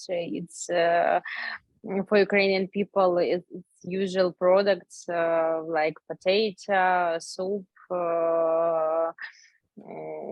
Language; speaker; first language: English; non-native, learner; Ukrainian